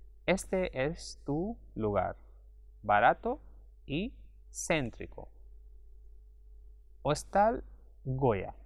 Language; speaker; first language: Spanish; non-native, fluent; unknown